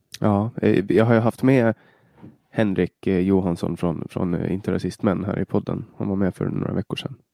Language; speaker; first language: Swedish; native; Swedish